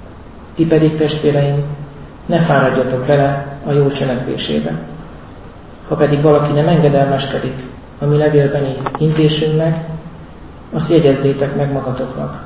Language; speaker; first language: Hungarian; native; Hungarian